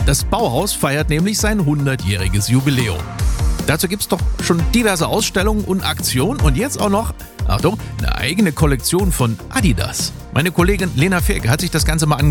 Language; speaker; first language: German; native; German